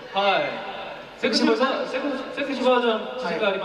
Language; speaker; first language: Japanese; non-native, learner; Korean